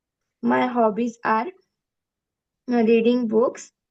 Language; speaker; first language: English; non-native, learner; Marathi